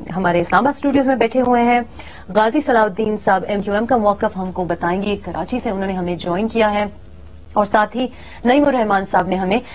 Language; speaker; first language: Urdu; non-native, local second language; Pashto